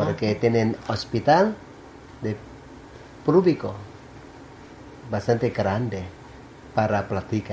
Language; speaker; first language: Spanish; non-native, learner; Thai